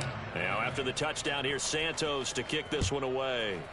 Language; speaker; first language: English; native; English